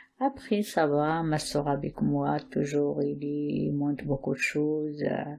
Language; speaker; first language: French; non-native, learner; Arabic